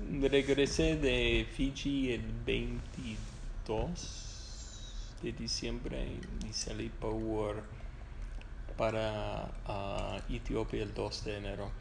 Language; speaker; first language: Spanish; non-native, fluent; English